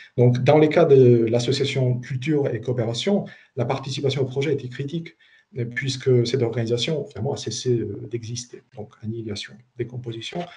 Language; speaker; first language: French; non-native, fluent; Polish